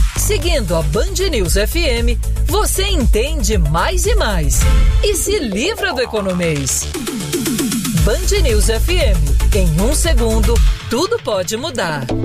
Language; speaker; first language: Portuguese; native; Portuguese